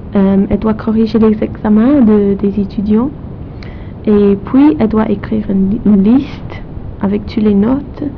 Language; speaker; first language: French; non-native, fluent; German